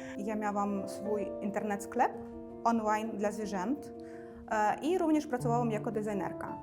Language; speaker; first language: Polish; non-native, learner; Ukrainian